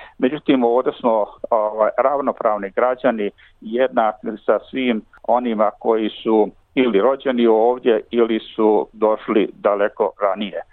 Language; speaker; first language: Bosnian; native; Bosnian